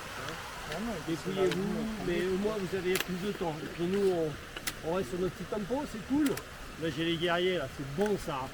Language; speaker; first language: French; native; French